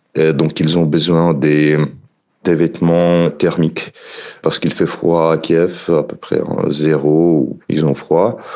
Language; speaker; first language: French; non-native, fluent; Ukrainian